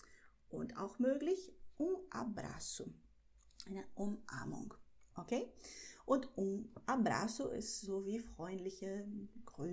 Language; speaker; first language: German; non-native, fluent; Portuguese